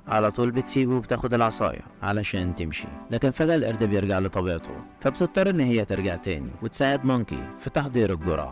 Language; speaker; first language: Arabic; native; Arabic